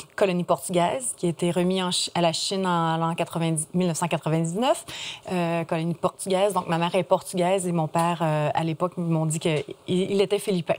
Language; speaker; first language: French; native; French